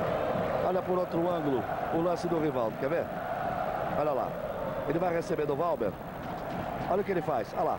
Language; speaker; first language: Portuguese; native; Portuguese